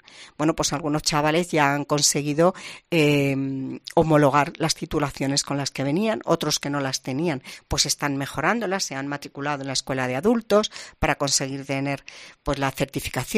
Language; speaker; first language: Spanish; native; Spanish